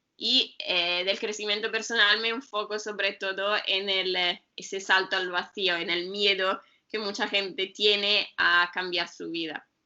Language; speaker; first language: Spanish; non-native, fluent; Italian